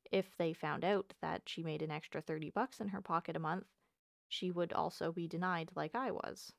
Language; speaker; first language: English; native; English